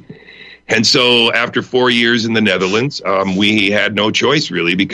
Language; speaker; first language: English; native; English